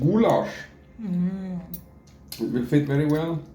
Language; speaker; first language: English; non-native, learner; German